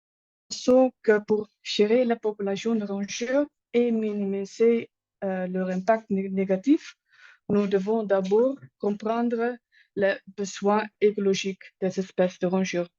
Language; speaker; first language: French; non-native, learner; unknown